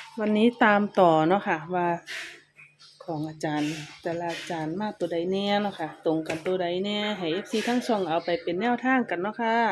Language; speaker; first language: Thai; non-native, local second language; Lao